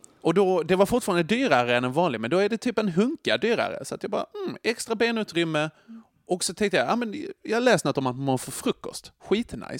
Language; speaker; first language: Swedish; native; Swedish